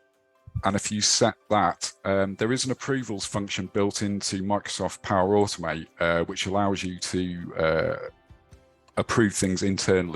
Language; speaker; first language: English; native; English